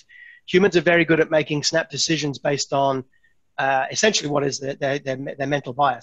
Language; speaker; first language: English; native; English